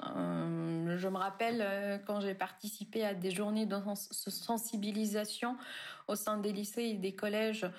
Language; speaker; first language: French; non-native, local second language; Arabic